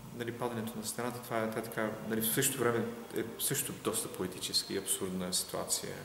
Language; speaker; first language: Bulgarian; non-native, local second language; Turkish